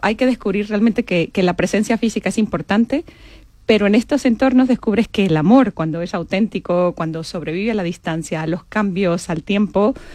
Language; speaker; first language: Spanish; native; Spanish